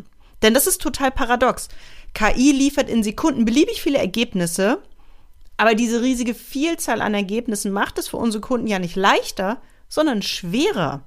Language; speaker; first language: German; native; German